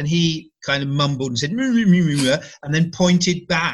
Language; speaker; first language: English; native; English